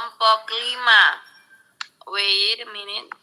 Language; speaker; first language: English; non-native, local second language; Indonesian